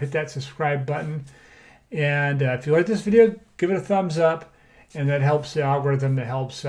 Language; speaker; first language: English; native; English